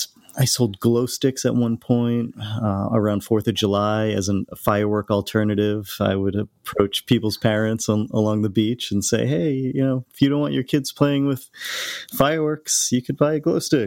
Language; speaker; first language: English; native; English